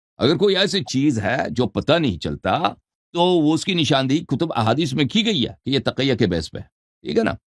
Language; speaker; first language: Urdu; non-native, fluent; Persian